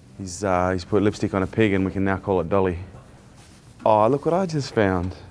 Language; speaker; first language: English; native; English